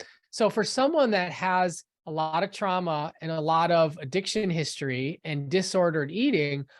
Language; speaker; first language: English; native; English